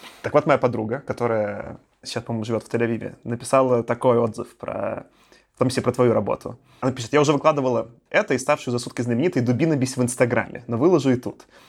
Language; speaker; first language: Russian; native; Russian